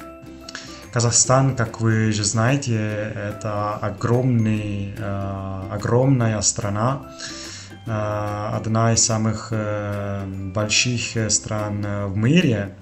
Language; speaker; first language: Russian; non-native, fluent; Italian